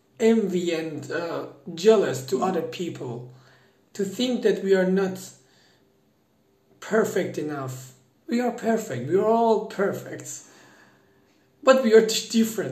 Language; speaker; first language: English; non-native, fluent; Persian